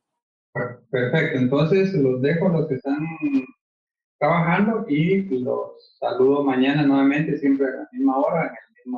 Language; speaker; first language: Spanish; native; Spanish